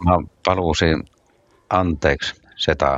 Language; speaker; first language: Finnish; non-native, learner; Estonian